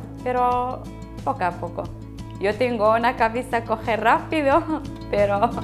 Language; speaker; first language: Spanish; non-native, learner; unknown